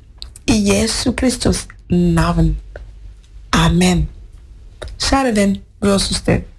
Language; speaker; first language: Norwegian; non-native, fluent; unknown